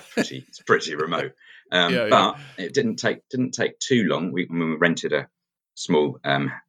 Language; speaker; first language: English; native; English